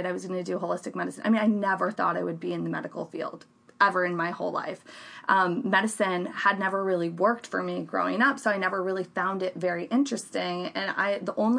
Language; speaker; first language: English; native; English